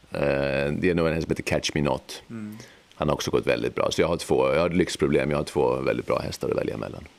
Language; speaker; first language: Swedish; native; Swedish